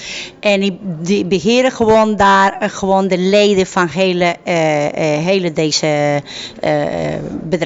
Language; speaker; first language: Dutch; non-native, fluent; Spanish